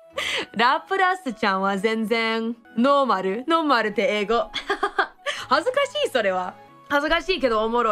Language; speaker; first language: Japanese; non-native, fluent; English